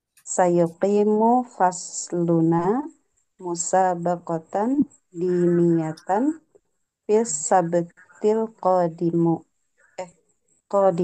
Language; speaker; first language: Arabic; non-native, learner; Indonesian